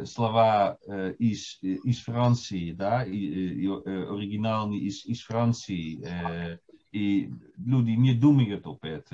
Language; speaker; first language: Russian; non-native, fluent; Dutch